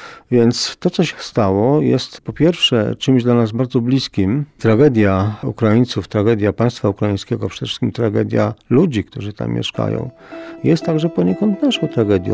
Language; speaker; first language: Polish; native; Polish